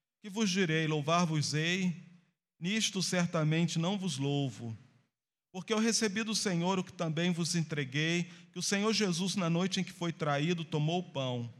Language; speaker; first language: Portuguese; native; Portuguese